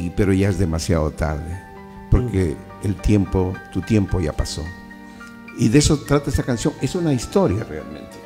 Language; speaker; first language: Spanish; native; Spanish